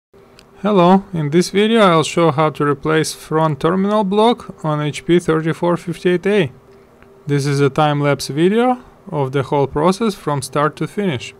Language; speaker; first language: English; non-native, fluent; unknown